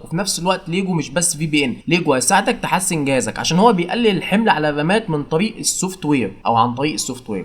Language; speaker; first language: Arabic; native; Arabic